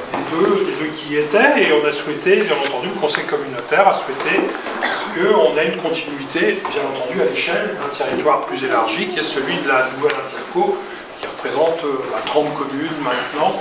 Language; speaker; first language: French; native; French